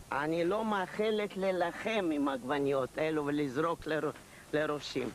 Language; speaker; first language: Hebrew; non-native, fluent; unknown